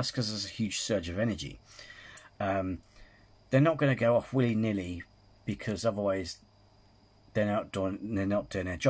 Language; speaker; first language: English; native; English